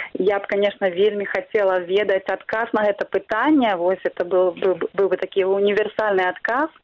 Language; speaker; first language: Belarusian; non-native, local second language; Russian